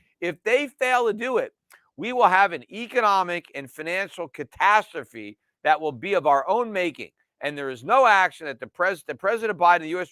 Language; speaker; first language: English; native; English